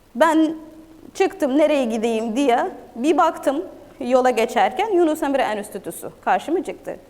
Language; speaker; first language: Turkish; non-native, fluent; Arabic